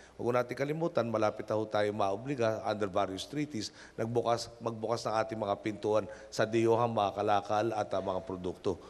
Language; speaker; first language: Filipino; native; Filipino